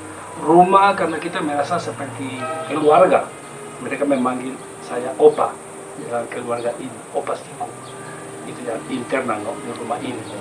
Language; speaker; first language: Indonesian; non-native, fluent; Spanish